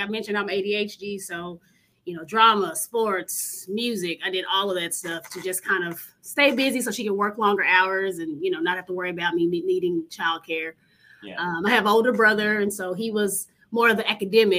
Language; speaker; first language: English; native; English